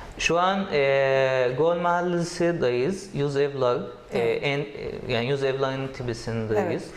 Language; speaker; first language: Turkish; non-native, learner; Arabic